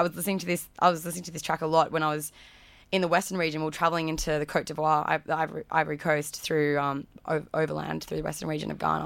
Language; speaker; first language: English; native; English